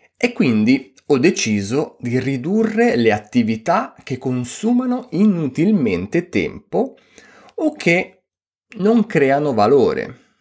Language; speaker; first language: Italian; native; Italian